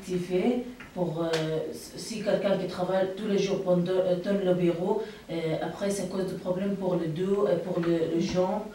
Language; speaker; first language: French; non-native, learner; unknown